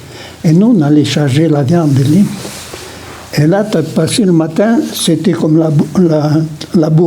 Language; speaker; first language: French; non-native, local second language; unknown